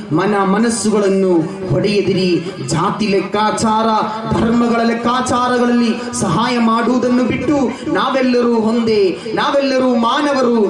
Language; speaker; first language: Kannada; non-native, local second language; Malayalam